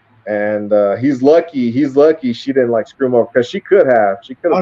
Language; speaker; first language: English; native; English